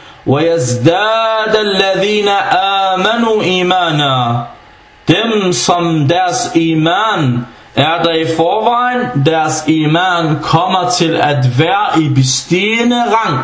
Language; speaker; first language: Danish; non-native, fluent; Arabic